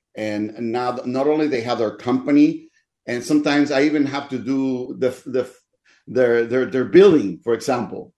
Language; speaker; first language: English; non-native, fluent; Spanish